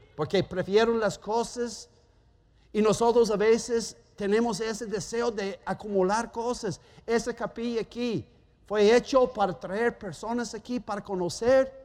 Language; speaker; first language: Spanish; non-native, fluent; German